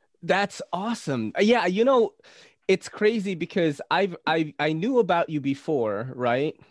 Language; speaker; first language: English; native; English